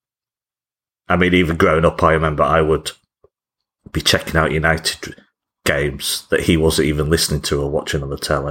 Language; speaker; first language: English; native; English